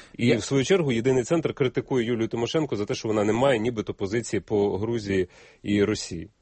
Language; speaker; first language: Ukrainian; native; Ukrainian